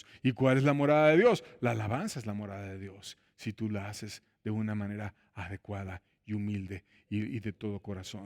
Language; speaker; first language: Spanish; native; Spanish